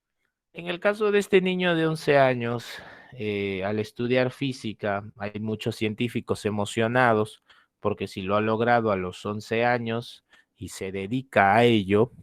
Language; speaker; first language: Spanish; native; Spanish